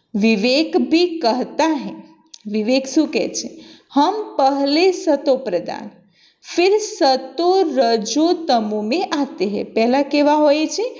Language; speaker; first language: Hindi; non-native, local second language; Gujarati